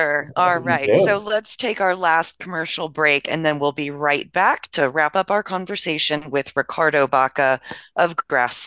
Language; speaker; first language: English; native; English